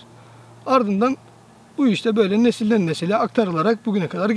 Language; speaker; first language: Turkish; native; Turkish